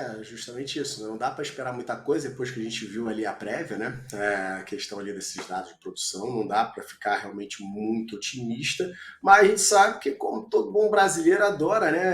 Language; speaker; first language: Portuguese; native; Portuguese